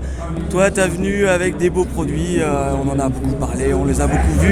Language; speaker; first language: French; native; French